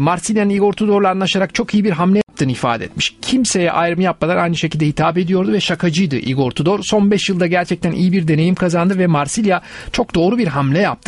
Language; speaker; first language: Turkish; native; Turkish